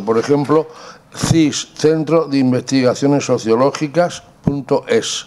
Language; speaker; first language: Spanish; native; Spanish